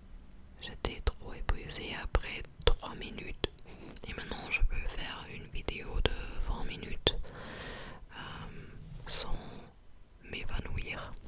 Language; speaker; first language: French; non-native, fluent; English